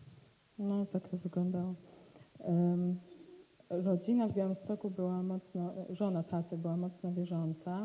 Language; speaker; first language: Polish; native; Polish